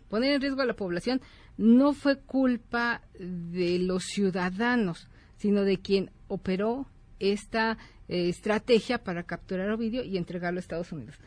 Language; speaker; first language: Spanish; native; Spanish